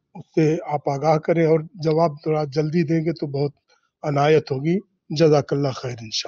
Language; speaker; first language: Hindi; native; Hindi